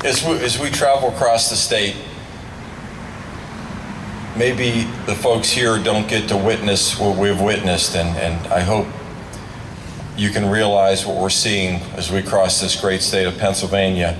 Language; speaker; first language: English; native; English